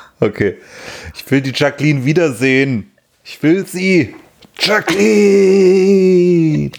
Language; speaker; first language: German; native; German